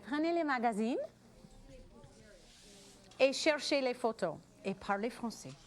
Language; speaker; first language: French; non-native, fluent; English